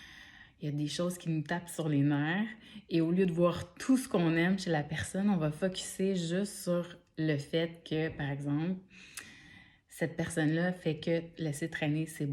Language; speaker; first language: French; native; French